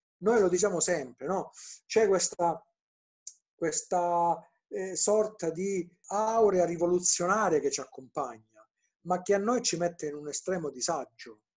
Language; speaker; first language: Italian; native; Italian